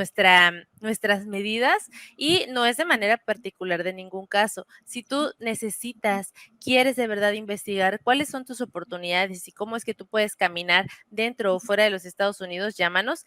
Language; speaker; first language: Spanish; native; Spanish